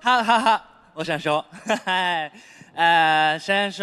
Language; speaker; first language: Chinese; non-native, fluent; Japanese